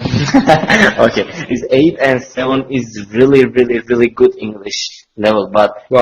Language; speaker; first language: English; non-native, learner; Turkish